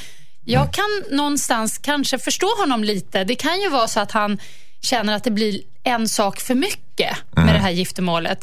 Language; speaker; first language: Swedish; native; Swedish